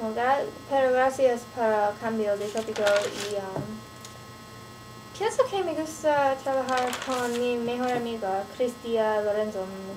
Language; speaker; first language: Spanish; non-native, learner; English